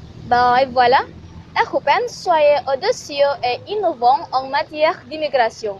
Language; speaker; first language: French; non-native, learner; Indonesian